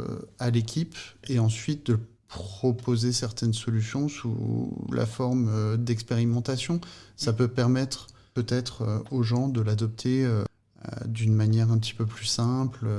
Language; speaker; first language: French; native; French